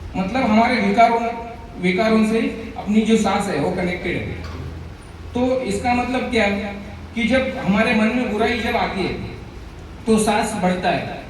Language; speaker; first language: Hindi; non-native, local second language; Marathi